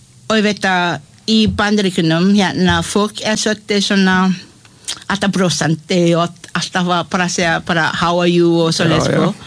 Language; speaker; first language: Icelandic; non-native, fluent; English